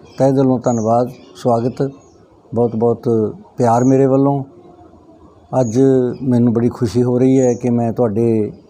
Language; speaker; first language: Punjabi; native; Punjabi